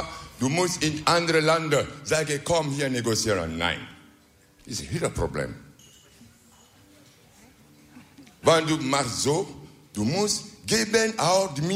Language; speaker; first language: Dutch; non-native, learner; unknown